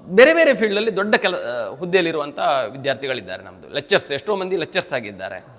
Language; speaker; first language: Kannada; native; Kannada